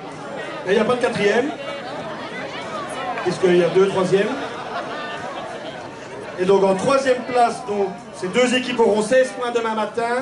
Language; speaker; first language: French; native; French